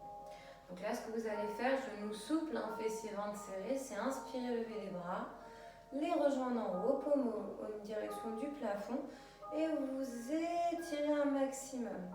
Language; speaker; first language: French; native; French